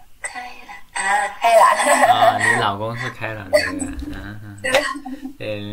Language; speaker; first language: Chinese; non-native, learner; Vietnamese